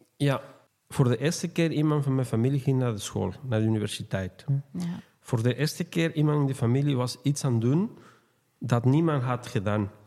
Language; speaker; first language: Dutch; non-native, fluent; Spanish